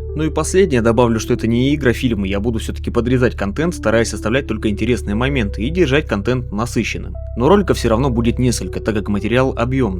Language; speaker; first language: Russian; native; Russian